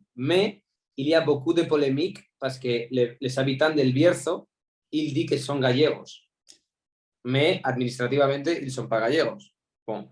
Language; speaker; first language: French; non-native, fluent; Spanish